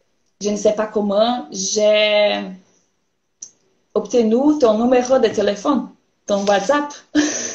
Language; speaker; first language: French; non-native, learner; Portuguese